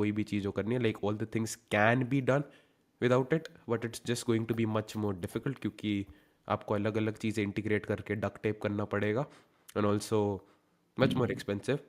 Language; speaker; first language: Hindi; native; Hindi